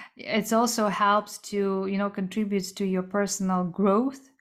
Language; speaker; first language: English; early bilingual, other home language; Korean